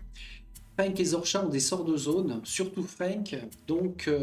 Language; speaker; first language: French; native; French